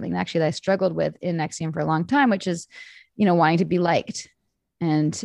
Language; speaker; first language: English; native; English